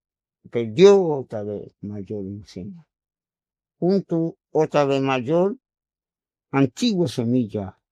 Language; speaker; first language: Spanish; non-native, local second language; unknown